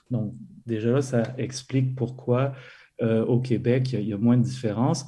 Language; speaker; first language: French; native; French